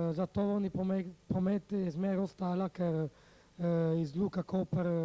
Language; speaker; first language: Slovenian; non-native, learner; Italian